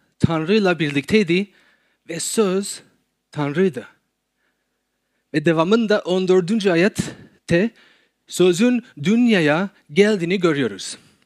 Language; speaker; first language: Turkish; non-native, fluent; English